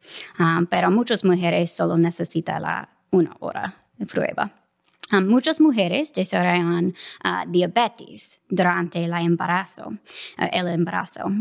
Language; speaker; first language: Spanish; non-native, fluent; English